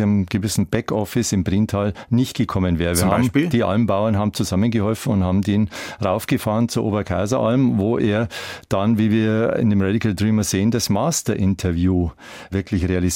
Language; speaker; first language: German; native; German